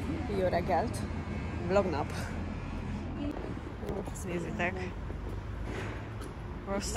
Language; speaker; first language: Hungarian; early bilingual, heritage; English